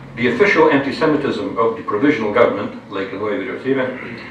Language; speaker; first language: English; non-native, fluent; Lithuanian